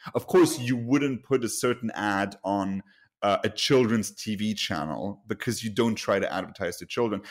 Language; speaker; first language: English; non-native, fluent; Luxembourgish